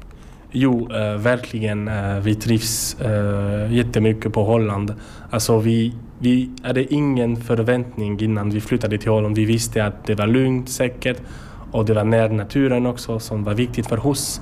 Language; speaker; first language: Swedish; non-native, learner; French